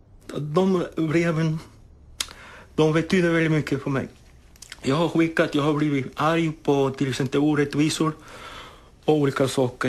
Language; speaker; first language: Swedish; non-native, fluent; Spanish